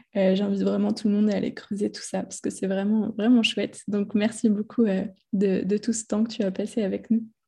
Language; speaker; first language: French; native; French